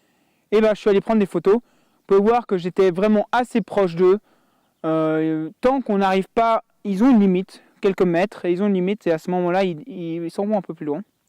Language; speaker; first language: French; native; French